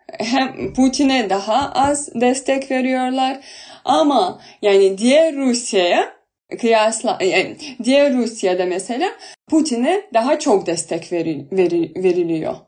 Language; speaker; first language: Turkish; non-native, fluent; Russian